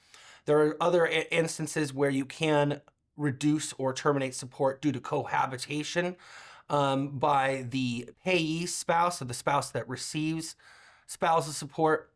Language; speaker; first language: English; native; English